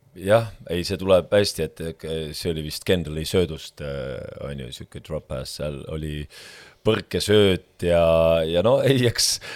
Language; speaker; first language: Estonian; native; Estonian